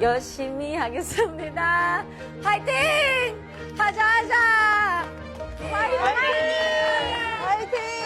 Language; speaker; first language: Korean; non-native, fluent; Filipino